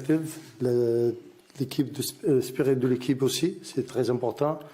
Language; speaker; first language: French; non-native, learner; Arabic